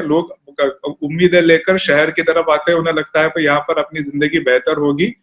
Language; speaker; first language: Hindi; non-native, local second language; Marathi